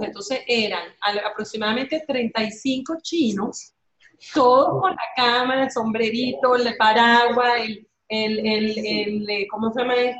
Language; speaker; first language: Spanish; native; Spanish